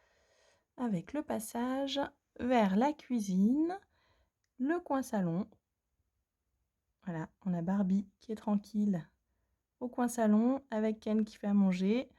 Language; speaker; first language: French; native; French